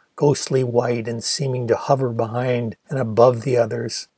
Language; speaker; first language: English; native; English